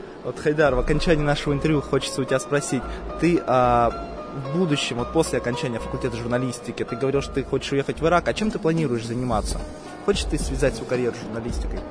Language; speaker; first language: Russian; native; Russian